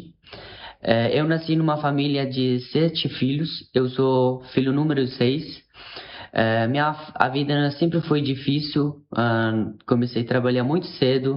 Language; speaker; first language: Portuguese; non-native, learner; Persian